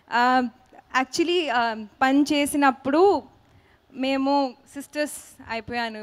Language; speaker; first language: Telugu; non-native, fluent; Hindi